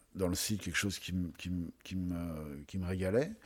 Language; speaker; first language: French; native; French